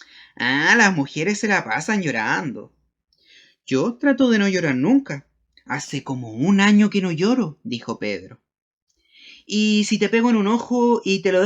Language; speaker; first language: Spanish; native; Spanish